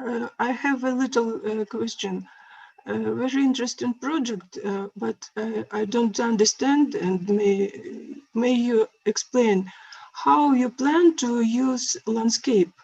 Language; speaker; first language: English; non-native, learner; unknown